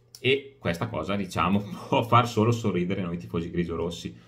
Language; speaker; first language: Italian; native; Italian